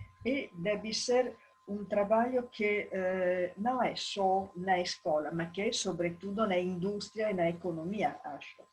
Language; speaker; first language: Portuguese; non-native, learner; Italian